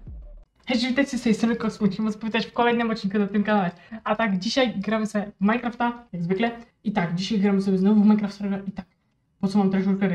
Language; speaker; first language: Polish; native; Polish